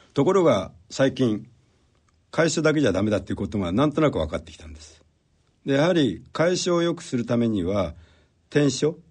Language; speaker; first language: Japanese; native; Japanese